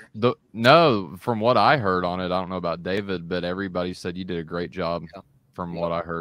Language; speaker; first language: English; native; English